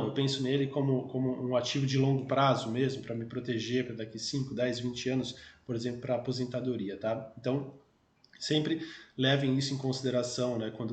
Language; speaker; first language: Portuguese; native; Portuguese